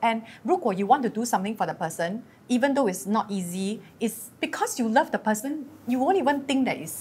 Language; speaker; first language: English; non-native, local second language; Chinese